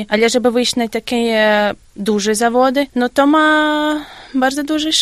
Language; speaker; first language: Polish; non-native, fluent; Russian